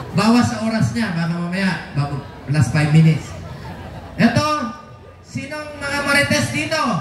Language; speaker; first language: Filipino; non-native, local second language; Cebuano